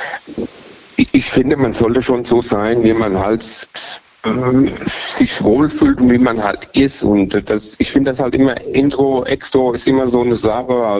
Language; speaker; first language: German; native; German